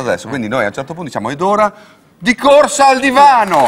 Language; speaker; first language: Italian; native; Italian